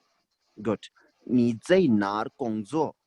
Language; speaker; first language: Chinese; non-native, fluent; Urdu